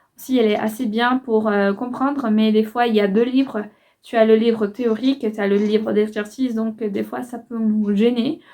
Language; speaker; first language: French; non-native, fluent; Spanish